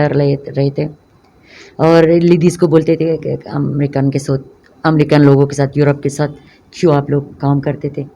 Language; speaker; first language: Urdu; non-native, local second language; Persian